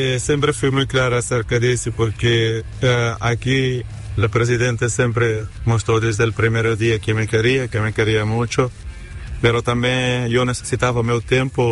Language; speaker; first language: Spanish; non-native, learner; Portuguese